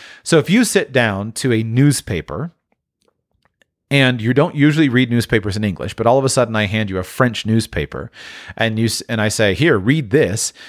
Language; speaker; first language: English; native; English